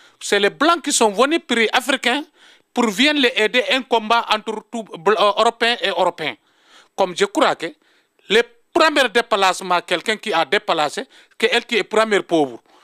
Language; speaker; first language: French; non-native, local second language; Fula